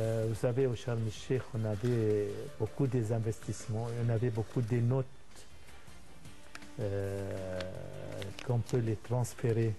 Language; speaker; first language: French; non-native, fluent; Arabic